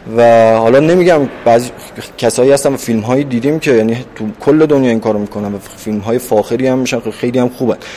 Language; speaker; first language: Persian; non-native, local second language; Azerbaijani